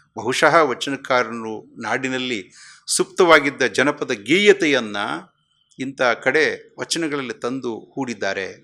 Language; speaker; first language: Kannada; native; Kannada